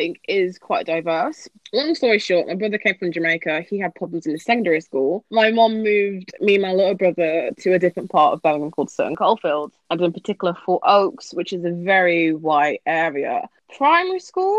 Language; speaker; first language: English; native; English